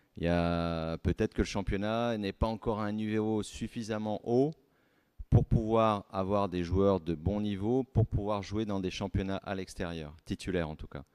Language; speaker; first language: French; native; French